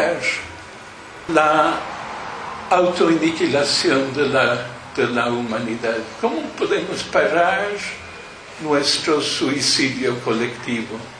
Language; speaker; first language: Spanish; non-native, fluent; English